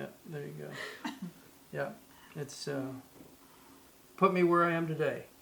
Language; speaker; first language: English; native; English